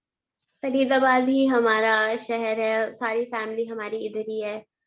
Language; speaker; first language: Hindi; early bilingual, heritage; Hindi